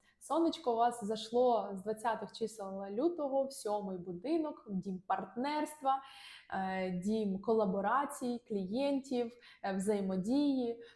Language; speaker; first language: Ukrainian; non-native, local second language; Russian